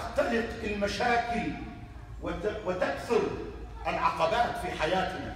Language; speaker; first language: Arabic; native; Arabic